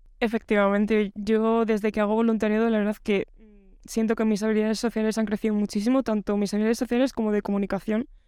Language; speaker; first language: Spanish; native; Spanish